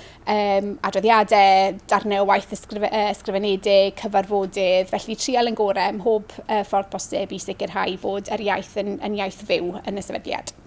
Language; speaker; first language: Welsh; native; Welsh